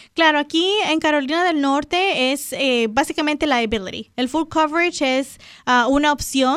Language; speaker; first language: Spanish; native; Spanish